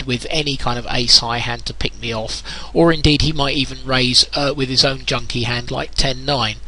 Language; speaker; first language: English; native; English